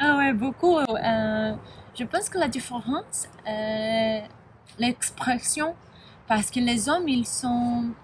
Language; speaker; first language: French; non-native, learner; Spanish